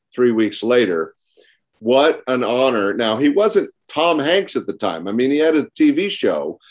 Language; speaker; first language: English; native; English